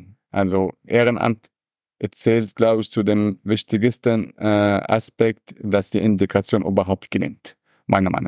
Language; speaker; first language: German; non-native, fluent; Arabic